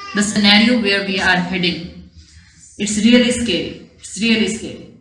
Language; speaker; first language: English; non-native, local second language; Urdu